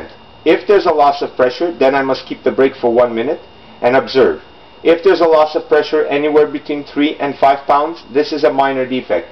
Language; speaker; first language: English; non-native, local second language; French